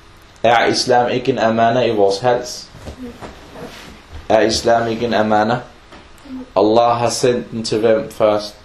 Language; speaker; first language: Danish; early bilingual, other home language; Arabic